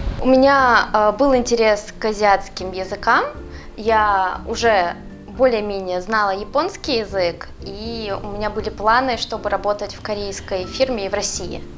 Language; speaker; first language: Russian; native; Russian